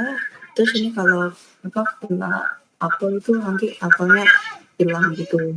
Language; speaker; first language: Indonesian; native; Indonesian